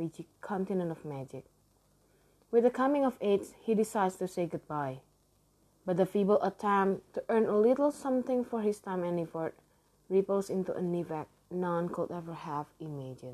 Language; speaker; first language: English; non-native, learner; Indonesian